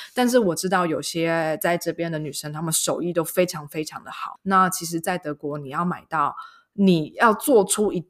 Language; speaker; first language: Chinese; native; Chinese